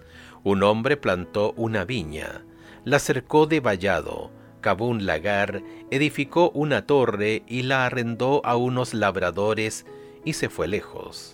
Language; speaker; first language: Spanish; native; Spanish